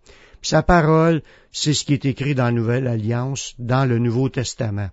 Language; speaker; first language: French; native; French